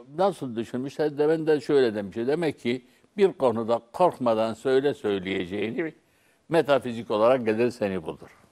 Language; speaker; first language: Turkish; non-native, local second language; Arabic